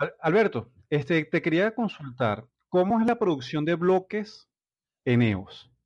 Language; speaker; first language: Spanish; native; Spanish